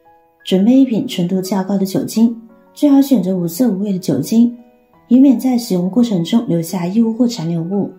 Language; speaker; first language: Chinese; native; Chinese